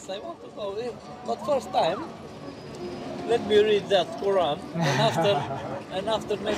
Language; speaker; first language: English; non-native, learner; Romanian